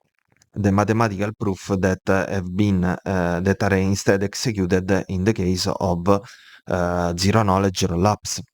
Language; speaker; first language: English; non-native, fluent; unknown